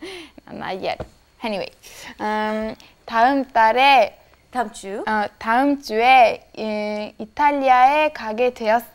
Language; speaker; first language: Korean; non-native, learner; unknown